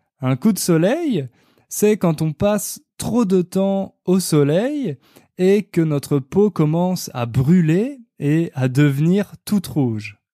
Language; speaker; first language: French; native; French